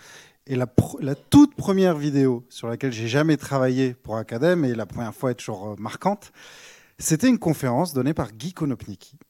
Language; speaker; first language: French; native; French